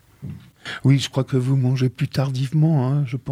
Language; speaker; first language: French; native; French